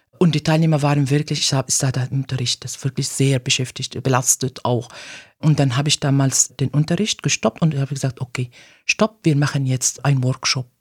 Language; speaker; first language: German; non-native, fluent; Arabic